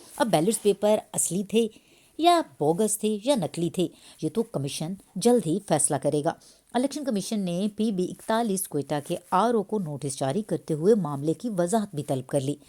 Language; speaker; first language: Urdu; native; Urdu